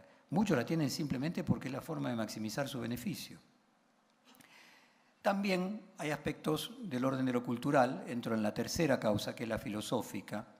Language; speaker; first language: Spanish; native; Spanish